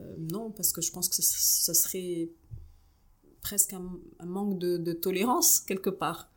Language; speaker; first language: French; non-native, local second language; Arabic